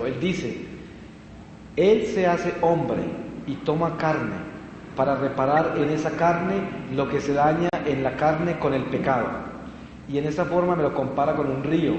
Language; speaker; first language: Spanish; native; Spanish